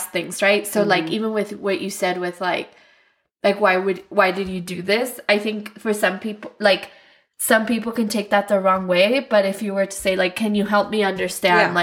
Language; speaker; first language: English; non-native, fluent; Spanish